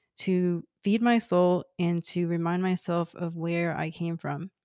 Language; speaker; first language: English; early bilingual, other home language; Cantonese